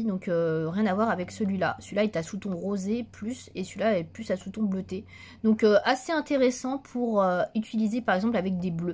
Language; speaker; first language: French; native; French